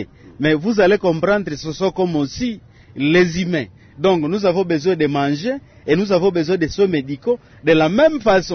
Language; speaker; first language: French; non-native, local second language; Nande